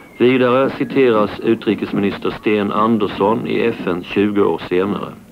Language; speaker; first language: Swedish; native; Swedish